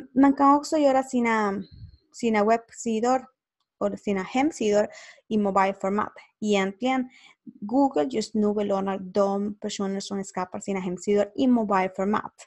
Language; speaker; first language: Swedish; non-native, learner; Spanish